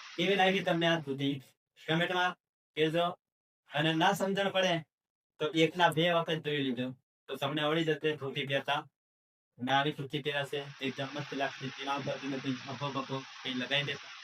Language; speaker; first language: Gujarati; non-native, local second language; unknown